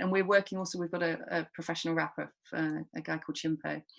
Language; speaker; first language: English; native; English